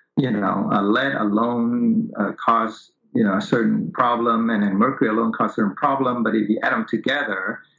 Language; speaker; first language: English; early bilingual, other home language; Vietnamese